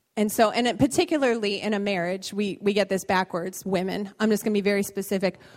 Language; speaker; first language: English; native; English